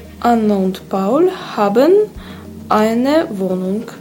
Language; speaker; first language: German; non-native, learner; Russian